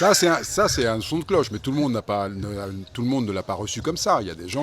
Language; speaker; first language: French; native; French